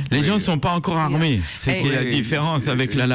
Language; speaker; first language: French; native; French